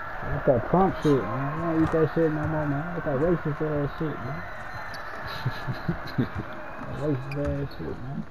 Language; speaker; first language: English; native; English